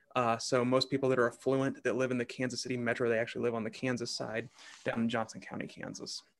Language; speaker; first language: English; native; English